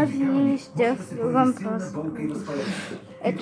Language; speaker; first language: Bulgarian; early bilingual, heritage; Bulgarian